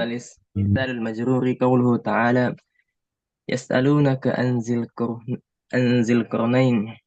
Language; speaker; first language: Arabic; non-native, learner; Indonesian